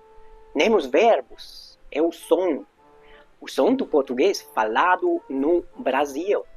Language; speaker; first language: Portuguese; non-native, fluent; Hungarian